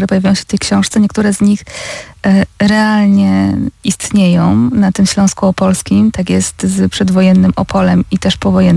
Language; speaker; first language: Polish; native; Polish